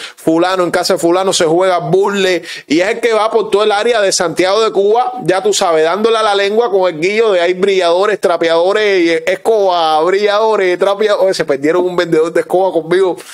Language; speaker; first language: Spanish; native; Spanish